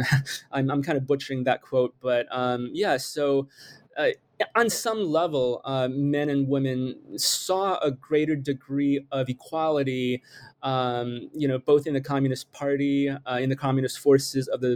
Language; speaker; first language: English; native; English